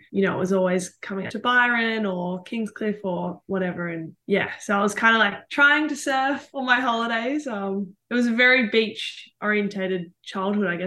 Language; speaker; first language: English; native; English